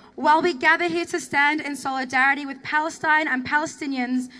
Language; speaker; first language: English; early bilingual, other home language; Arabic